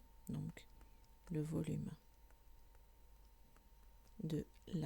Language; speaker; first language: French; native; French